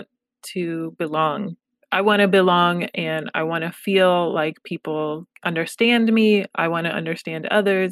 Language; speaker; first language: English; early bilingual, other home language; Pashto